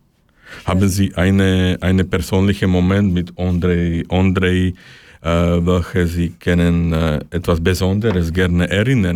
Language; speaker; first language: German; non-native, learner; Slovak